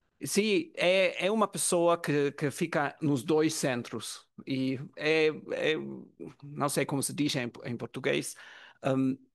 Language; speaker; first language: Portuguese; non-native, learner; German